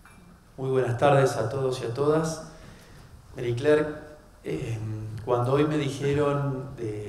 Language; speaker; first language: Spanish; native; Spanish